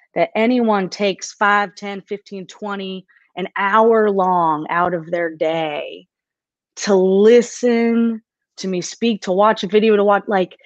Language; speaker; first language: English; native; English